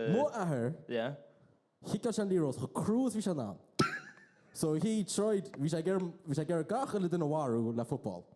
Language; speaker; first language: Irish; native; Irish